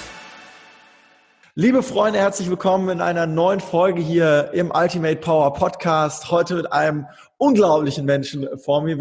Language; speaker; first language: German; native; German